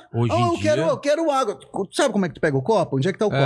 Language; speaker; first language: Portuguese; native; Portuguese